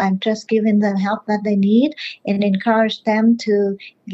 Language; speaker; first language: English; non-native, fluent; Vietnamese